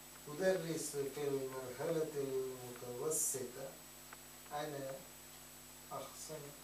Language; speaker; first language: Arabic; non-native, learner; English